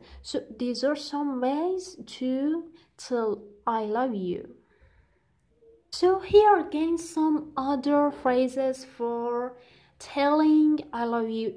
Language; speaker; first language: English; non-native, fluent; Persian